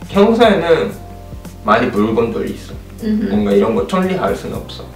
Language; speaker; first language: Korean; non-native, fluent; Japanese